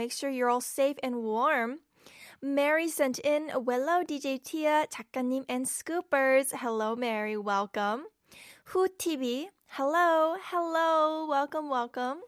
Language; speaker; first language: English; non-native, fluent; Korean